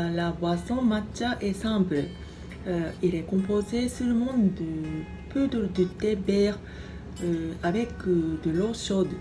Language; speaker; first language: French; non-native, fluent; Japanese